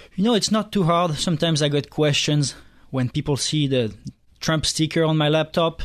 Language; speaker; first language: English; non-native, fluent; French